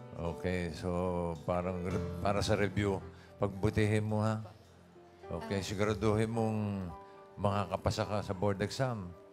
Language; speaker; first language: Filipino; native; Filipino